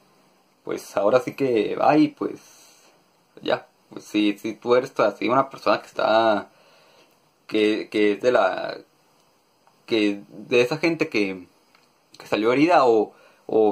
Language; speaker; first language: Spanish; native; Spanish